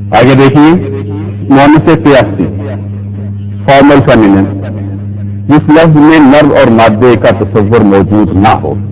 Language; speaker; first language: Urdu; non-native, local second language; Punjabi